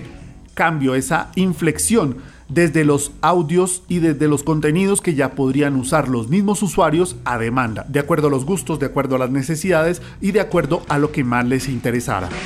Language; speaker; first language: Spanish; native; Spanish